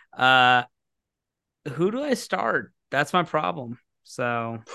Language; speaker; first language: English; native; English